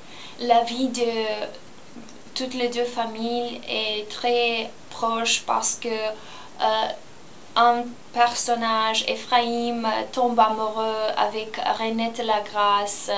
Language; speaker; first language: French; non-native, learner; Romanian